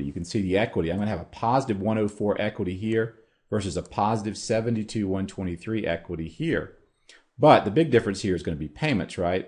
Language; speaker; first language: English; native; English